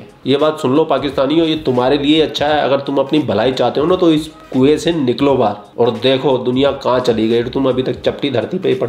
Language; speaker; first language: Hindi; native; Hindi